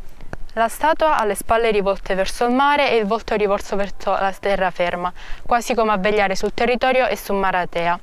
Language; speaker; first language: Italian; native; Italian